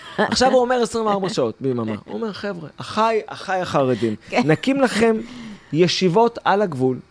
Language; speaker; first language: Hebrew; native; Hebrew